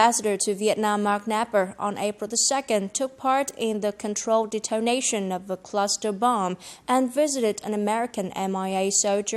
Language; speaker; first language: English; non-native, fluent; Vietnamese